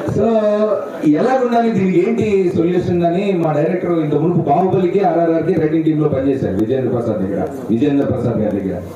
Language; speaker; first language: Telugu; native; Telugu